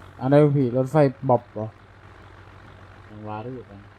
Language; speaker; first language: Thai; native; Thai